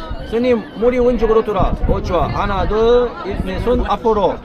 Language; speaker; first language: Korean; non-native, learner; Arabic